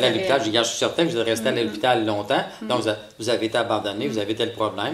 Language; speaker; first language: French; native; French